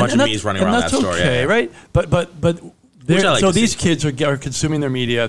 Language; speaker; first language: English; non-native, fluent; Italian